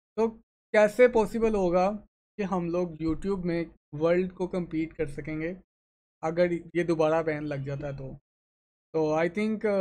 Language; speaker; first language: Urdu; native; Urdu